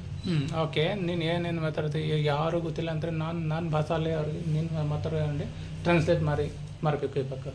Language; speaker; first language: Kannada; non-native, learner; Bodo